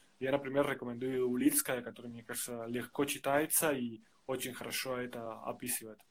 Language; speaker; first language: Russian; non-native, fluent; Spanish